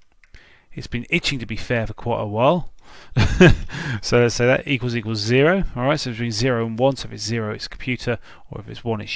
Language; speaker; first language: English; native; English